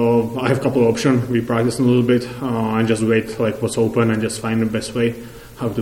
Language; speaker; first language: English; non-native, learner; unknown